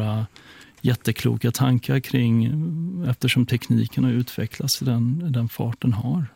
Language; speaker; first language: Swedish; native; Swedish